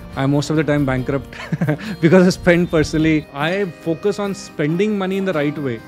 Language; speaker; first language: English; non-native, local second language; Hindi